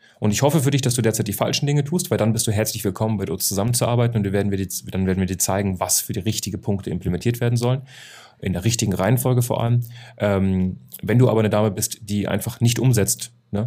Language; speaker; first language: German; native; German